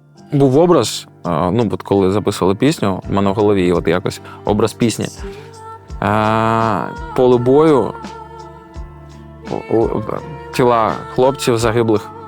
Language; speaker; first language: Ukrainian; native; Ukrainian